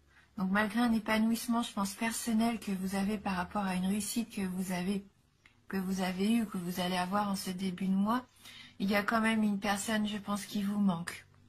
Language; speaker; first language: French; native; French